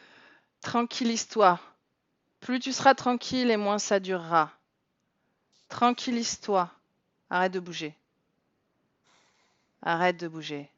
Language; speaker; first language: French; native; French